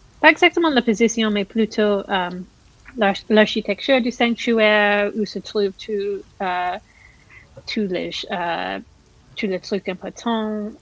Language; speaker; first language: French; non-native, learner; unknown